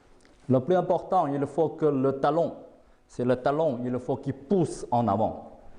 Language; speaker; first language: French; non-native, fluent; Chinese